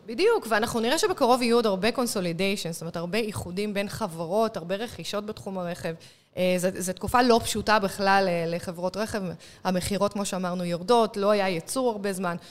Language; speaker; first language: Hebrew; native; Hebrew